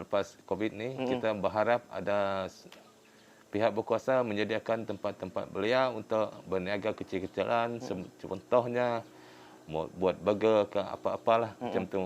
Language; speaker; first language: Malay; non-native, local second language; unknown